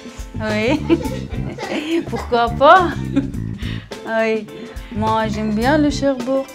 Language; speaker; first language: French; non-native, learner; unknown